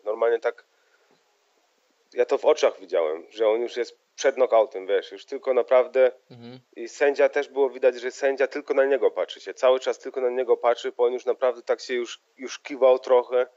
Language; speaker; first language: Polish; early bilingual, heritage; Polish